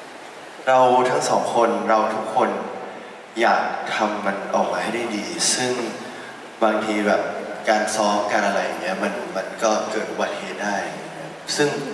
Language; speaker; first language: Thai; native; Thai